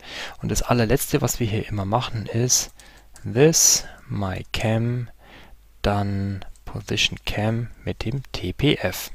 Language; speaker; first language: German; native; German